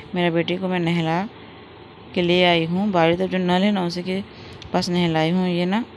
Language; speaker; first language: Hindi; non-native, local second language; Odia